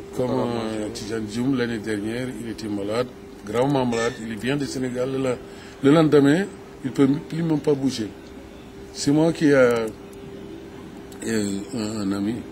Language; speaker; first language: French; non-native, learner; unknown